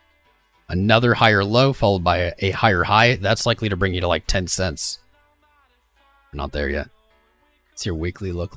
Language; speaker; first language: English; native; English